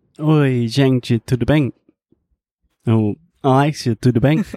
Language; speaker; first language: Portuguese; non-native, fluent; English